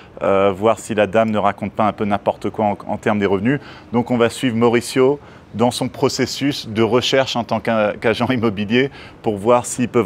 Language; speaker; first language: French; native; French